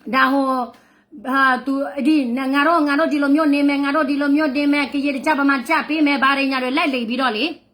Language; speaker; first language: Burmese; non-native, local second language; S'gaw Karen